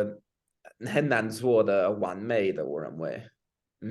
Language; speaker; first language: Chinese; non-native, fluent; English